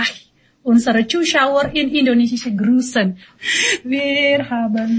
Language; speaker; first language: German; non-native, learner; Indonesian